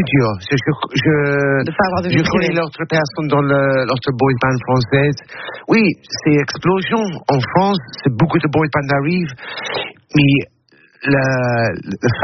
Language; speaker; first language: French; non-native, learner; English